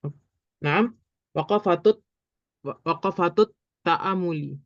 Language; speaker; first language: Arabic; non-native, learner; Indonesian